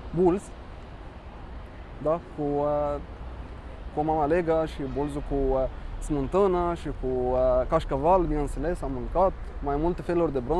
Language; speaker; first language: Romanian; non-native, fluent; Arabic